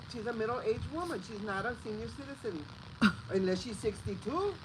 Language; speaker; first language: English; early bilingual, other home language; Spanish